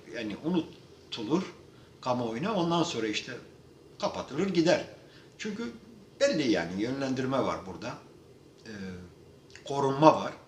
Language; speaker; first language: Turkish; non-native, local second language; Kurdish